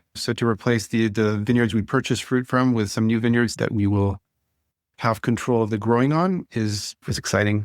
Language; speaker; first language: English; non-native, fluent; French